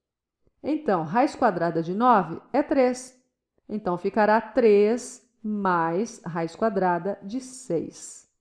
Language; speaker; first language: Portuguese; native; Portuguese